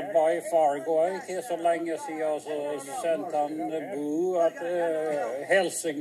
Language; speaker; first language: Norwegian; early bilingual, heritage; Norwegian